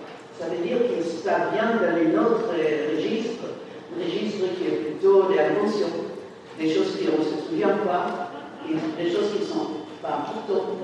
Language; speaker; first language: French; non-native, fluent; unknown